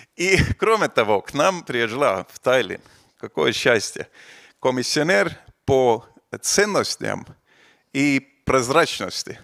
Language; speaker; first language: Russian; non-native, fluent; Estonian